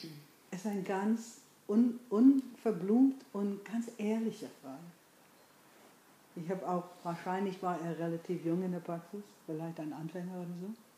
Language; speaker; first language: German; non-native, fluent; English